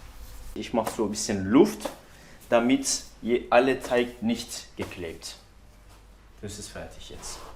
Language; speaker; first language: German; non-native, learner; Turkish